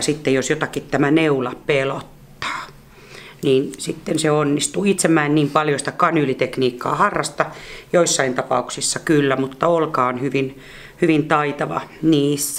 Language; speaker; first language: Finnish; native; Finnish